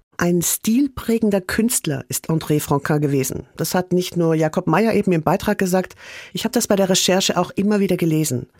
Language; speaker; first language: German; native; German